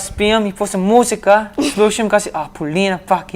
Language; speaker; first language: Macedonian; early bilingual, heritage; Macedonian